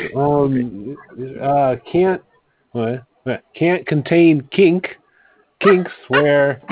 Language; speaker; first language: English; native; English